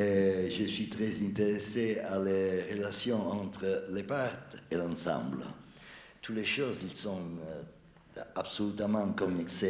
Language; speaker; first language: French; non-native, fluent; Italian